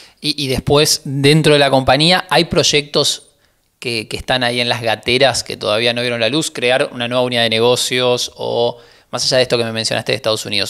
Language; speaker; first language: Spanish; native; Spanish